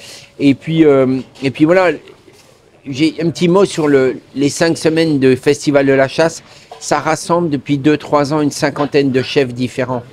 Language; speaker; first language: French; native; French